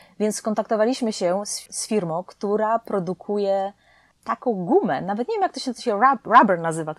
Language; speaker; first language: Polish; native; Polish